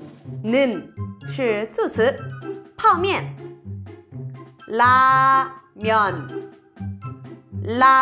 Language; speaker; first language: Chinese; non-native, fluent; Korean